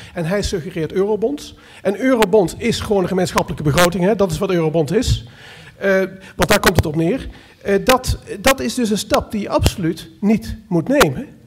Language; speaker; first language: Dutch; native; Dutch